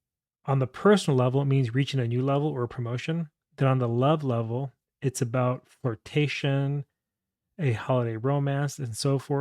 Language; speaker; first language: English; native; English